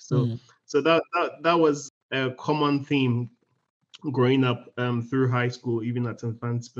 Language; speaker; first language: English; non-native, local second language; Akan